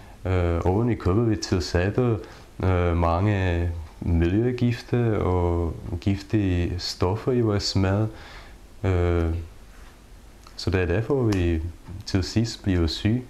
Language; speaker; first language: Danish; non-native, fluent; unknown